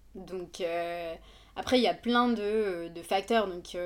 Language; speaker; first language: French; non-native, fluent; Arabic